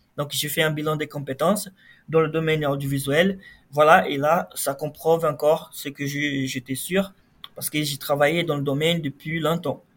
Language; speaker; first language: French; non-native, fluent; Portuguese